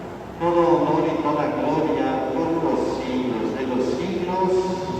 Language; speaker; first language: Spanish; native; Spanish